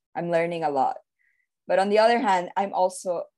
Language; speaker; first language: English; early bilingual, heritage; Italian